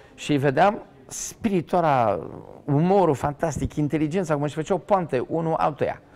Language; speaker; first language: Romanian; native; Romanian